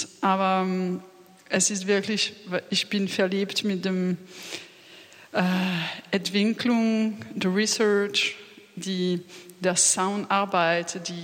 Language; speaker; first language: German; non-native, learner; French